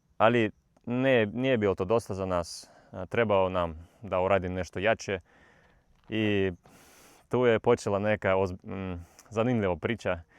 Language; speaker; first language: Bosnian; non-native, learner; Russian